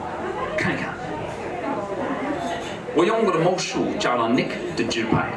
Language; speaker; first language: Chinese; non-native, learner; English